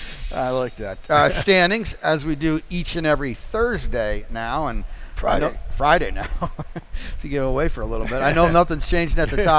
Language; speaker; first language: English; native; English